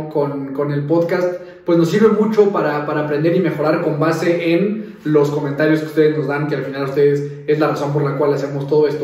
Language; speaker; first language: Spanish; native; Spanish